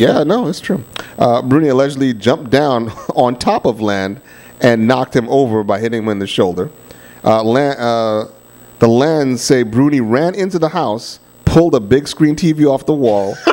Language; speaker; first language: English; native; English